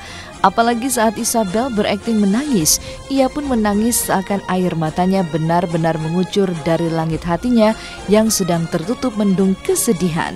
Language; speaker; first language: Indonesian; native; Indonesian